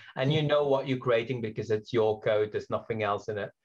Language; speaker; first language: English; non-native, fluent; Dutch